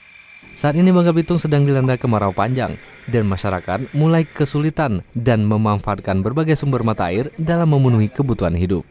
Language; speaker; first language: Indonesian; native; Indonesian